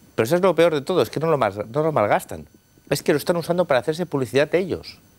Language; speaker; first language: Spanish; non-native, local second language; Catalan